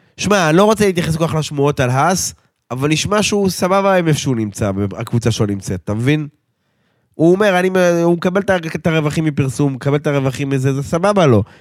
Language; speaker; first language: Hebrew; native; Hebrew